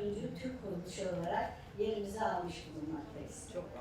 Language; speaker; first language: Turkish; native; Turkish